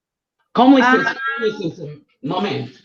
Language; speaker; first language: Portuguese; non-native, learner; English